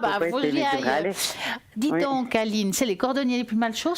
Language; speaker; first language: French; native; French